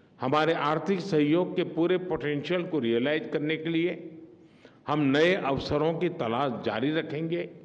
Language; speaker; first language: Hindi; non-native, local second language; Gujarati